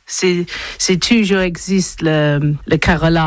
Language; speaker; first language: French; non-native, learner; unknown